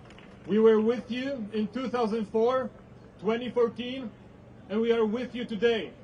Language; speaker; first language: English; non-native, fluent; Polish